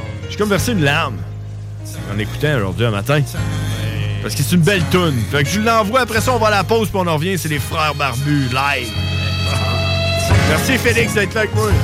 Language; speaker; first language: French; native; French